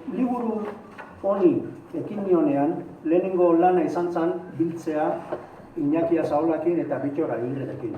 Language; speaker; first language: Basque; native; Basque